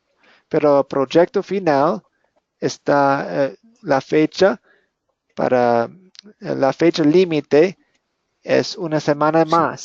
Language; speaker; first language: Spanish; non-native, fluent; English